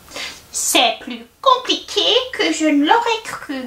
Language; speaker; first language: French; native; French